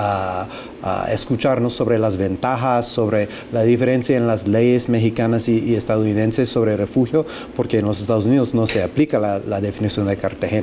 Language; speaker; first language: Spanish; non-native, fluent; English